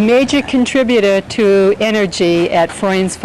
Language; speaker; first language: English; native; English